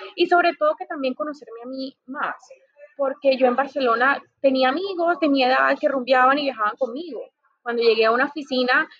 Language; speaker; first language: Spanish; native; Spanish